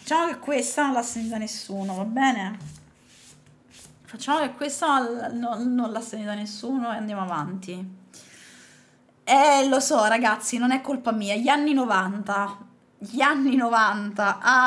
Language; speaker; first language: Italian; native; Italian